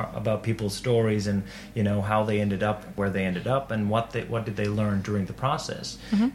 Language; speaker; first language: English; non-native, fluent; Finnish